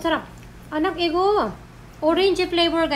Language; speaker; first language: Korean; non-native, learner; Filipino